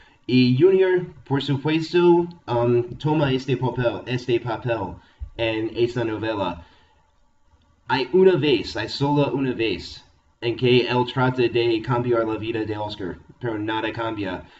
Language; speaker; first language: Spanish; non-native, fluent; English